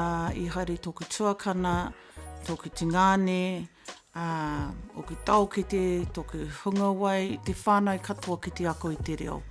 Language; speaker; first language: Māori; non-native, local second language; English